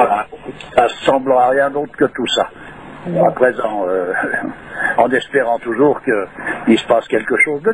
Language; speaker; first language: French; native; French